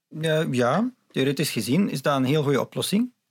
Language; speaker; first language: Dutch; non-native, fluent; Arabic